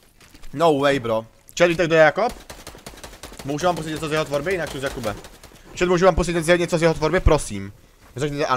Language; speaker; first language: Czech; native; Czech